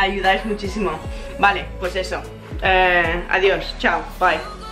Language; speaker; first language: Spanish; early bilingual, heritage; English